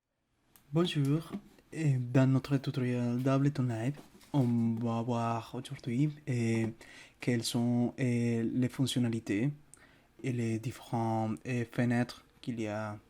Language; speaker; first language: French; non-native, fluent; Spanish